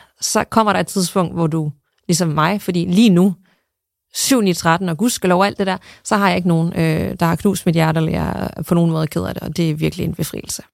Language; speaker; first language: Danish; native; Danish